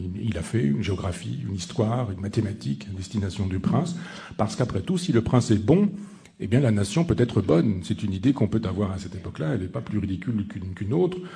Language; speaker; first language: French; native; French